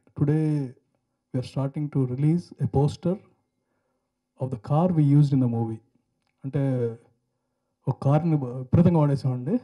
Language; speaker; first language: Telugu; native; Telugu